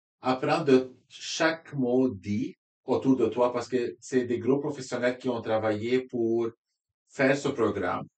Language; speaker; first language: French; non-native, local second language; Arabic